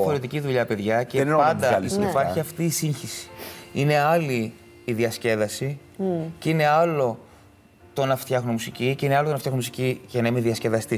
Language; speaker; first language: Greek; native; Greek